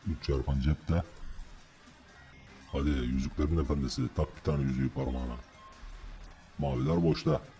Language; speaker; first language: Turkish; native; Turkish